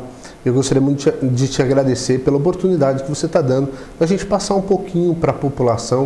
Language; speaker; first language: Portuguese; native; Portuguese